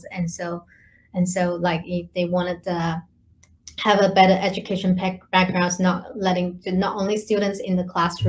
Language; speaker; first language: English; non-native, fluent; Chinese